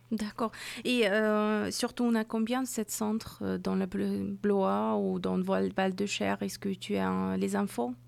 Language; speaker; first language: French; non-native, fluent; Persian